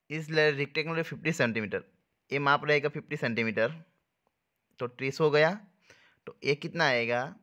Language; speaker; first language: Hindi; non-native, local second language; Gujarati